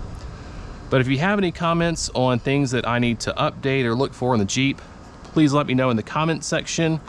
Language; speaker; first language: English; native; English